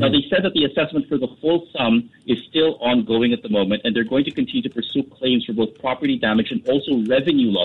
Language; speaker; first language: English; non-native, local second language; Filipino